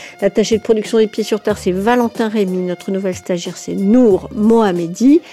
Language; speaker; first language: French; native; French